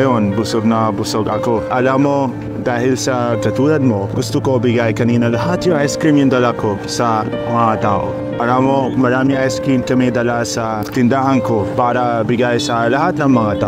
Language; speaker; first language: Filipino; non-native, learner; Arabic